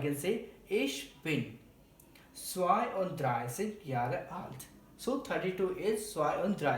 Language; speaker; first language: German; non-native, fluent; Hindi